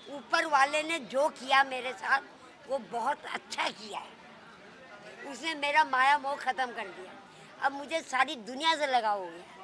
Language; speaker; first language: Hindi; native; Hindi